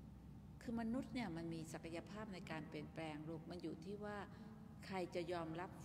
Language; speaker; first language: Thai; native; Thai